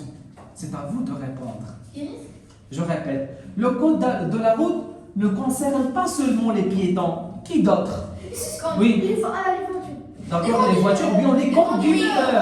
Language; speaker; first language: French; non-native, local second language; Arabic